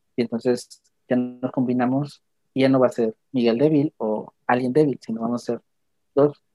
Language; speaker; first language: Spanish; native; Spanish